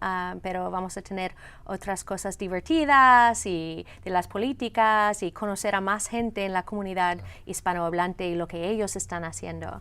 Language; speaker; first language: Spanish; non-native, fluent; English